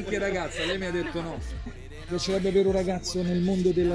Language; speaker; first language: Italian; native; Italian